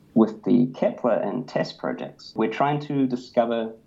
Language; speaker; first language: English; native; English